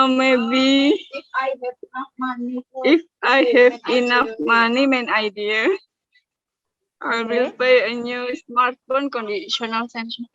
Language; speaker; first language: English; non-native, learner; Indonesian